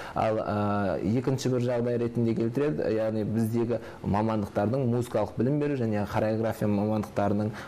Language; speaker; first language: Kazakh; native; Kazakh